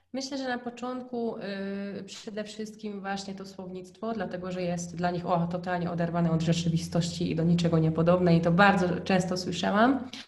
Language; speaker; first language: Polish; non-native, fluent; Hungarian